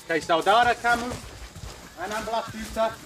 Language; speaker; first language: Indonesian; non-native, learner; English